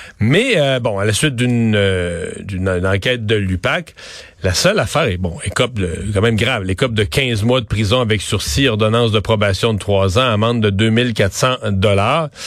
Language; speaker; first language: French; native; French